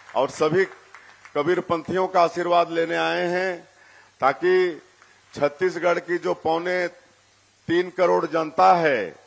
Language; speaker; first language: Hindi; native; Hindi